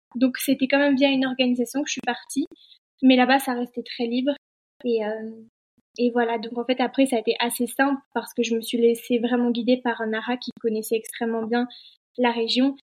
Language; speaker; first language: French; native; French